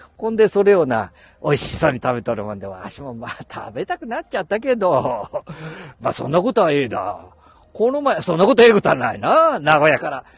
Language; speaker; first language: Japanese; native; Japanese